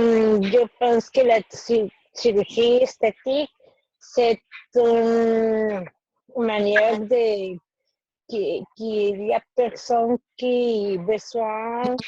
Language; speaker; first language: French; non-native, learner; Spanish